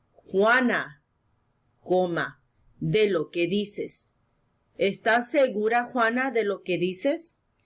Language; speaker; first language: Spanish; early bilingual, heritage; Spanish